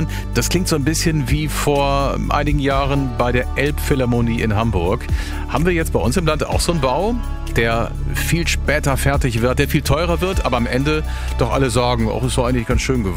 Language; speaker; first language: German; native; German